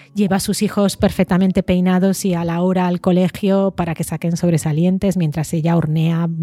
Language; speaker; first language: Spanish; native; Spanish